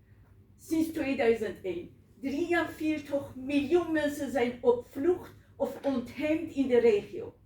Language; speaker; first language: Dutch; non-native, learner; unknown